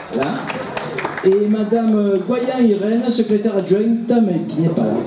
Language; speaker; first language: French; native; French